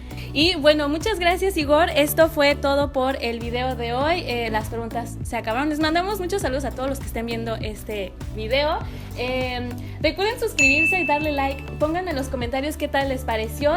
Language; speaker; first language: Spanish; native; Spanish